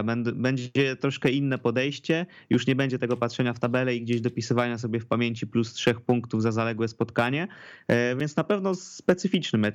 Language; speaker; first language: Polish; native; Polish